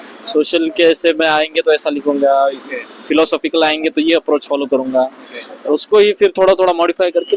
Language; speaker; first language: Hindi; native; Hindi